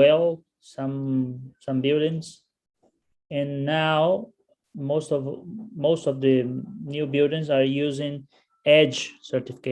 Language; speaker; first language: English; non-native, learner; Portuguese